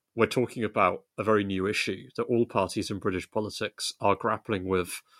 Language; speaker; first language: English; native; English